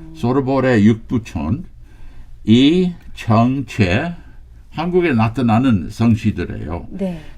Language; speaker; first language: Korean; non-native, fluent; English